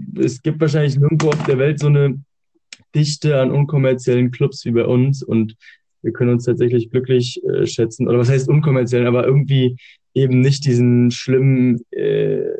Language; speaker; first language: German; native; German